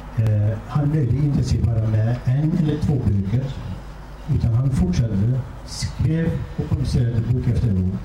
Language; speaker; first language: Swedish; non-native, fluent; Kurdish